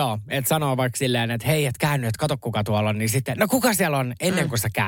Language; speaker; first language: Finnish; native; Finnish